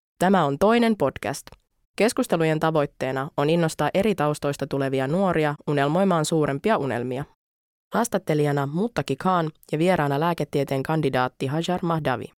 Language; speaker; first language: Finnish; early bilingual, other home language; Persian